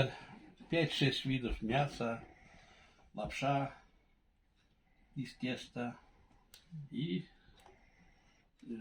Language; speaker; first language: Russian; non-native, local second language; Tatar